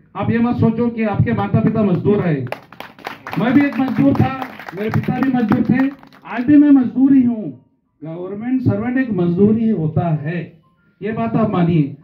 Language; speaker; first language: Hindi; non-native, local second language; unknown